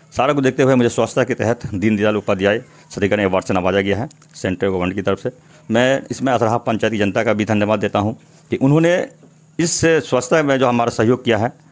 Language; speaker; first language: Hindi; native; Hindi